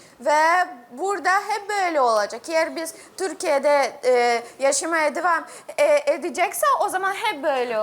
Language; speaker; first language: Turkish; non-native, learner; Russian